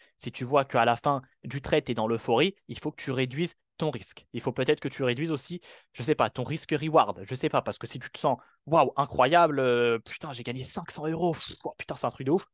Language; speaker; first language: French; non-native, local second language; Arabic